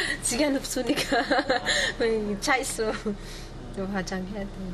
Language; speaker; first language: Korean; non-native, learner; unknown